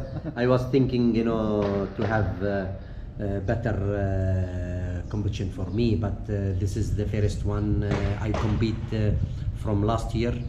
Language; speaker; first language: English; non-native, fluent; Arabic